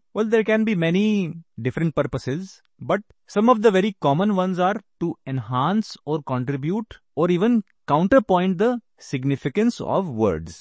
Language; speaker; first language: English; non-native, local second language; Hindi